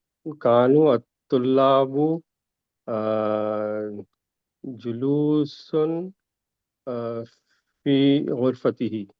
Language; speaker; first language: Arabic; non-native, learner; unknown